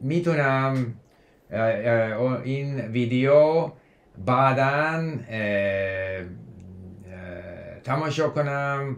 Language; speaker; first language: Persian; non-native, learner; English